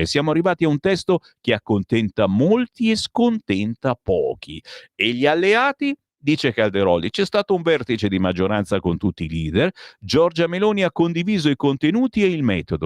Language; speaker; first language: Italian; native; Italian